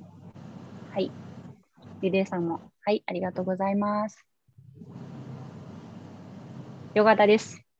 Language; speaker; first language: Japanese; non-native, learner; Indonesian